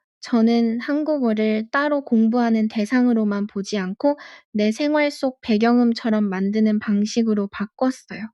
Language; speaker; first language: Korean; non-native, fluent; Arabic